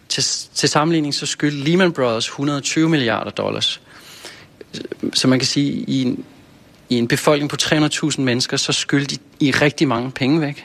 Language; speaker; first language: Danish; native; Danish